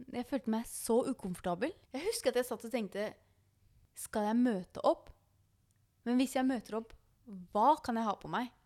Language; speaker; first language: Norwegian; native; Norwegian